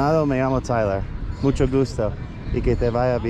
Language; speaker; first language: Spanish; non-native, learner; English